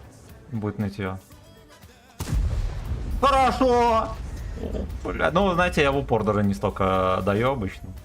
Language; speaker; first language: Russian; native; Russian